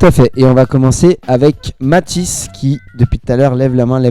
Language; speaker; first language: French; native; French